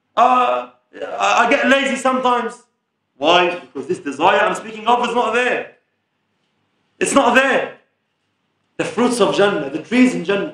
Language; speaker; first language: English; early bilingual, other home language; Arabic